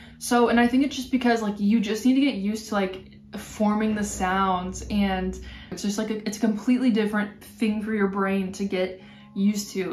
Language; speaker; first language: English; native; English